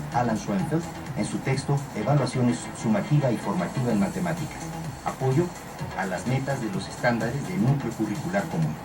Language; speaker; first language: Spanish; native; Spanish